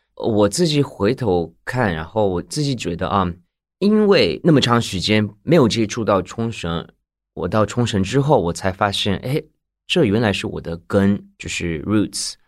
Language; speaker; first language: Chinese; non-native, fluent; Japanese